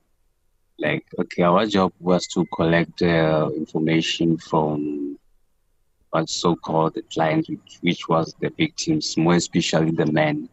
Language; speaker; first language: English; non-native, local second language; Southern Sotho